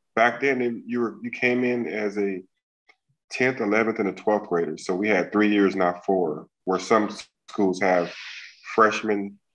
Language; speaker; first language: English; native; English